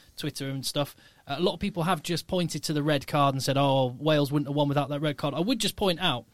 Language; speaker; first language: English; native; English